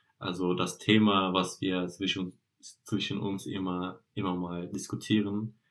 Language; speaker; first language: German; non-native, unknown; Turkish